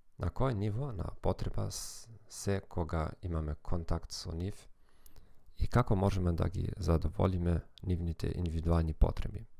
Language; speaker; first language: Macedonian; non-native, fluent; German